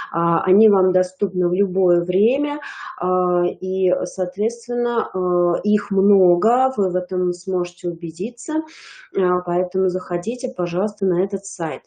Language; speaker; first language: Russian; native; Russian